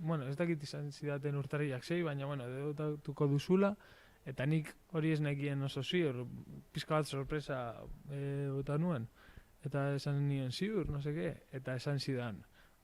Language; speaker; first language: Basque; non-native, local second language; Spanish